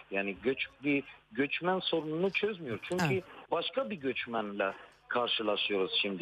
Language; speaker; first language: Turkish; non-native, fluent; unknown